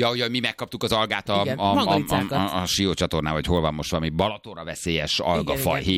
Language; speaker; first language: Hungarian; native; Hungarian